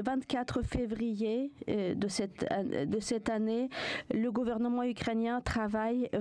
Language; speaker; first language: French; non-native, fluent; Ukrainian